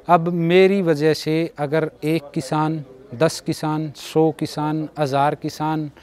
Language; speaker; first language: Hindi; native; Hindi